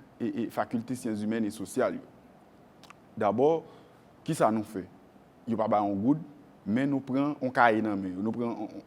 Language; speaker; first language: Haitian Creole; native; Haitian Creole